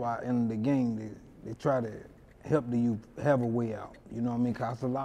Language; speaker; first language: English; native; English